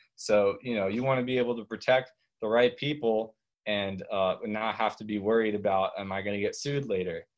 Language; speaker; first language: English; native; English